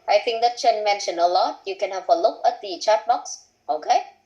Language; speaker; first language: English; non-native, fluent; Vietnamese